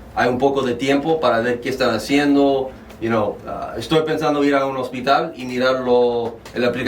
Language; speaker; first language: Spanish; early bilingual, heritage; Spanish